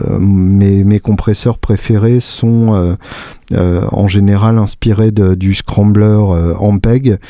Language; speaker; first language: French; native; French